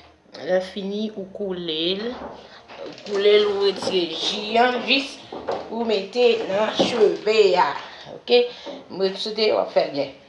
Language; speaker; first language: French; non-native, learner; Haitian Creole